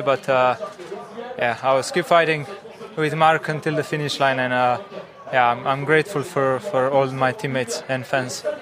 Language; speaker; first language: English; non-native, fluent; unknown